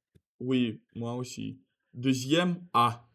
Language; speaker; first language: French; non-native, learner; Russian